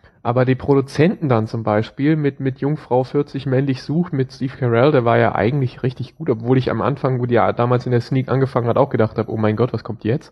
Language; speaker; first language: German; native; German